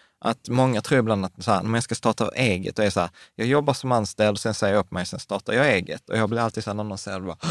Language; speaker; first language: Swedish; native; Swedish